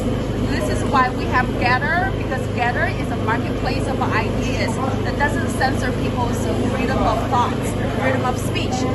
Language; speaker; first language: English; non-native, fluent; Chinese